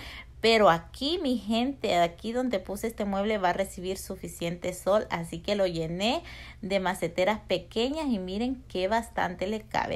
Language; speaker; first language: Spanish; native; Spanish